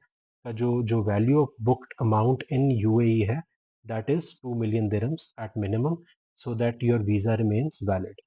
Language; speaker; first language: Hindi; non-native, local second language; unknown